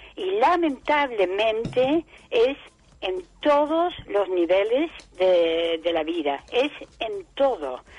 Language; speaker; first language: Spanish; non-native, fluent; Dutch